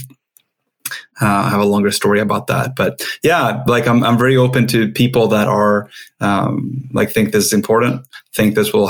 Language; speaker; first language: English; non-native, fluent; Swedish